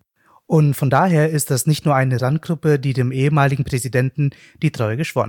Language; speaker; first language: German; native; German